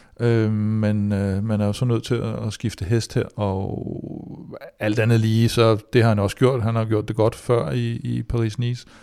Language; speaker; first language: Danish; native; Danish